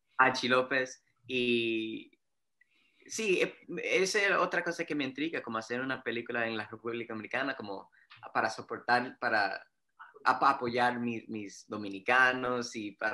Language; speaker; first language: Spanish; early bilingual, heritage; Spanish